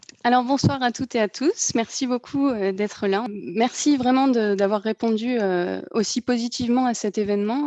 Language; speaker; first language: French; native; French